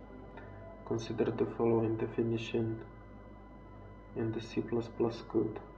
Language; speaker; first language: English; non-native, fluent; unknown